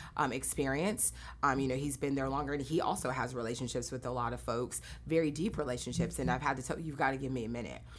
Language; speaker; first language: English; native; English